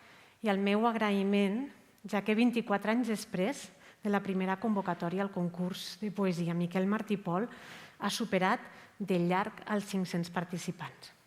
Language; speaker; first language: Catalan; native; Catalan